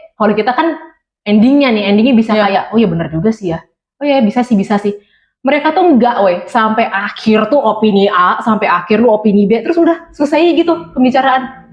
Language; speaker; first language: Indonesian; native; Indonesian